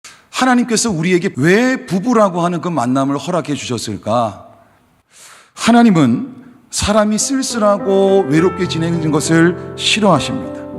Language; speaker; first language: Korean; native; Korean